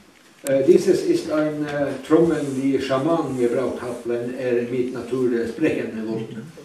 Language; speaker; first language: German; non-native, learner; Northern Sami